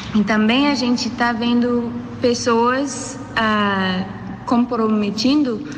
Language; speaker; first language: Portuguese; non-native, learner; English